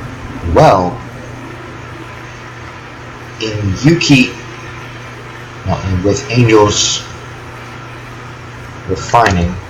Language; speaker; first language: English; native; English